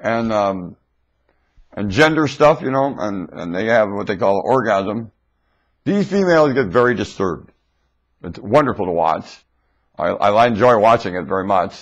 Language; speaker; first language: English; native; English